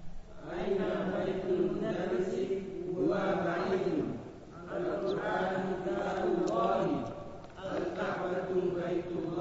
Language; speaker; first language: Arabic; non-native, learner; Indonesian